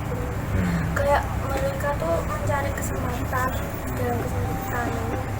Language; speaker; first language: Indonesian; native; Indonesian